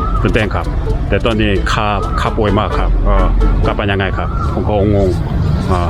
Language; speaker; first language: Thai; non-native, learner; Korean